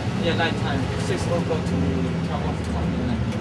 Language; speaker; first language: English; non-native, learner; Chinese